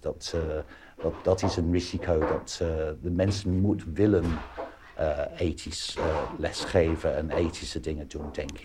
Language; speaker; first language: Dutch; non-native, fluent; English